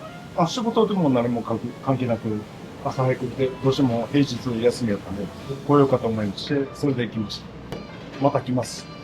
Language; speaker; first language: Japanese; native; Japanese